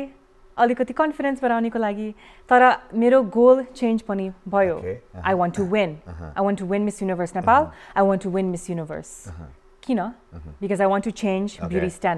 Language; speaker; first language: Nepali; early bilingual, heritage; English